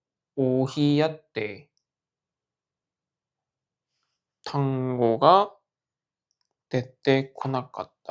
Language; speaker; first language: Japanese; non-native, learner; Korean